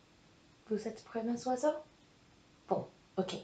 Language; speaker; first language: French; non-native, fluent; English